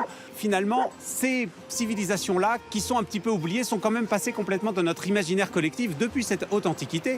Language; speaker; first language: French; native; French